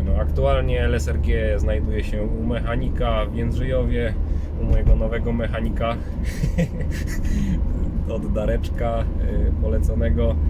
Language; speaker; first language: Polish; native; Polish